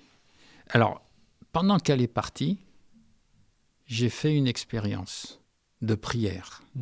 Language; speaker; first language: French; early bilingual, heritage; French